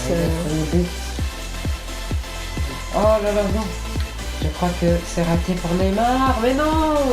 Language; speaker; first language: French; native; French